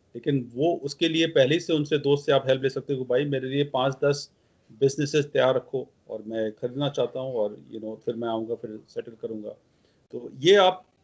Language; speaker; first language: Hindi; non-native, local second language; Punjabi